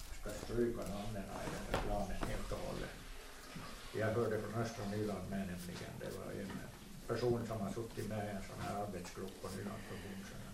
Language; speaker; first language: Swedish; native; Swedish